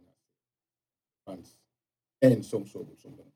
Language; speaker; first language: Swedish; non-native, fluent; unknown